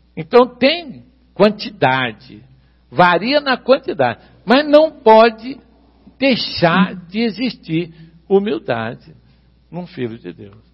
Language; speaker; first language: Portuguese; native; Portuguese